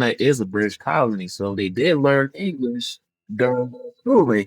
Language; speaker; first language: English; early bilingual, other home language; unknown